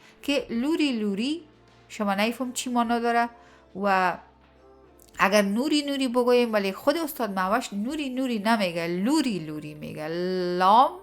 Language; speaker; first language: Persian; native; Persian